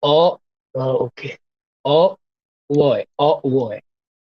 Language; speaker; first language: French; non-native, learner; Marathi